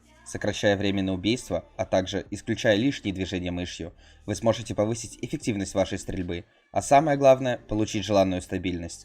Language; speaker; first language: Russian; native; Russian